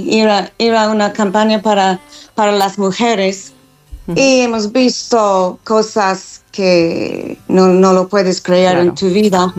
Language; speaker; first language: Spanish; non-native, fluent; English